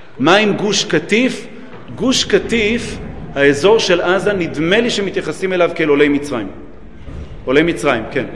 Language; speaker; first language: Hebrew; native; Hebrew